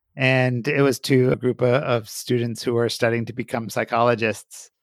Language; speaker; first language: English; native; English